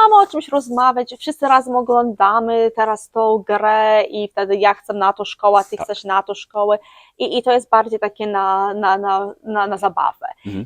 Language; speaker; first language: Polish; early bilingual, heritage; English